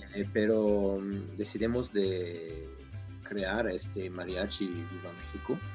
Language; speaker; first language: Spanish; non-native, learner; French